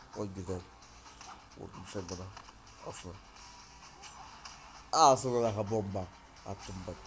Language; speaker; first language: Turkish; non-native, learner; Russian